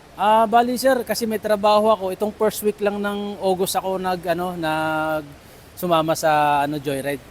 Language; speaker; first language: Filipino; native; Filipino